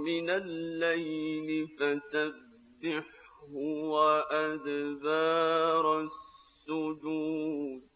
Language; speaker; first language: Arabic; native; Arabic